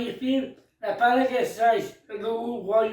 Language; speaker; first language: French; native; French